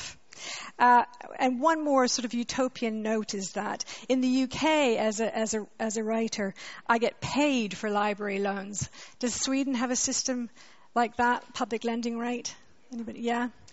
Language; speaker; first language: English; native; English